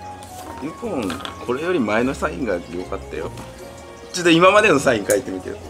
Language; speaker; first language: Japanese; native; Japanese